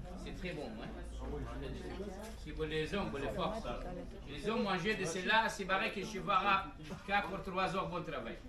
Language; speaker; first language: French; non-native, learner; Arabic